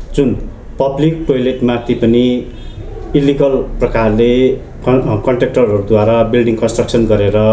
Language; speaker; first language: Nepali; native; Nepali